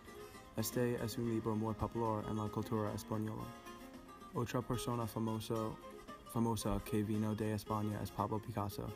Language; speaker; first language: Spanish; non-native, learner; English